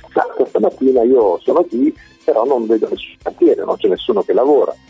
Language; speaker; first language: Italian; native; Italian